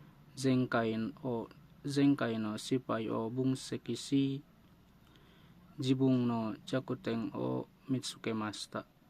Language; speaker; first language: Japanese; non-native, learner; Indonesian